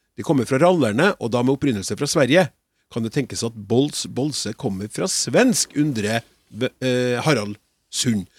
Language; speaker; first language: Norwegian; native; Norwegian